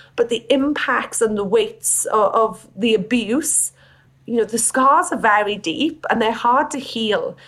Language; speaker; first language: English; native; English